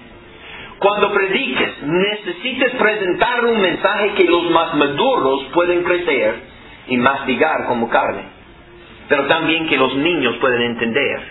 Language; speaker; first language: Spanish; non-native, fluent; English